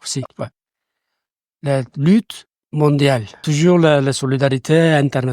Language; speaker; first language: French; non-native, learner; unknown